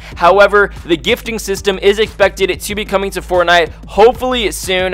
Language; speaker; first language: English; native; English